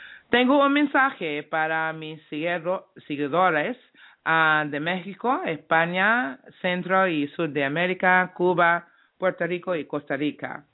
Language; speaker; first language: Spanish; non-native, learner; English